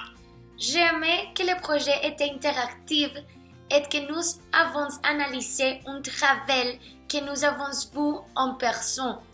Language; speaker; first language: French; non-native, learner; Spanish